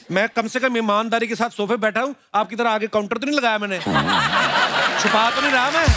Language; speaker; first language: Hindi; native; Hindi